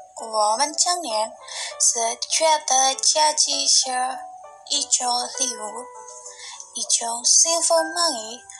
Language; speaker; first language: Chinese; non-native, learner; Indonesian